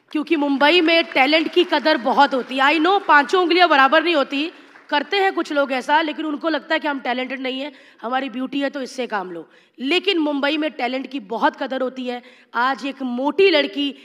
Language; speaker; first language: Hindi; native; Hindi